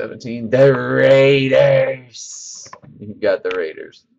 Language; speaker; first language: English; native; English